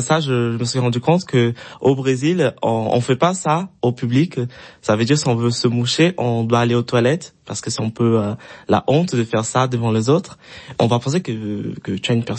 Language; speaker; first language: French; non-native, fluent; Portuguese